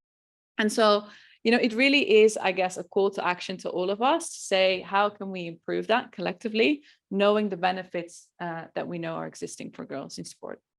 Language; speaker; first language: English; non-native, fluent; Dutch